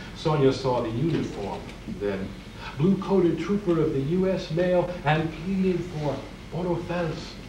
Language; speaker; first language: English; native; English